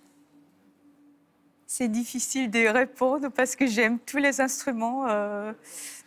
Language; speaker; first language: French; non-native, fluent; Korean